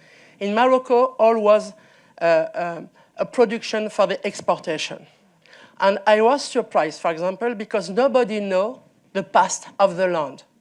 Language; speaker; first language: English; non-native, learner; French